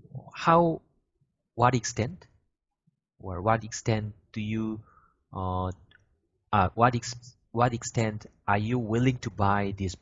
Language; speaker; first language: English; non-native, fluent; Korean